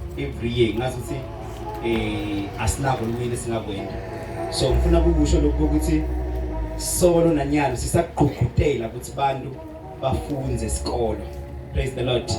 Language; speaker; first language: Zulu; non-native, local second language; Swati